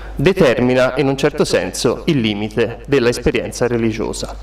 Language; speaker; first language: Italian; native; Italian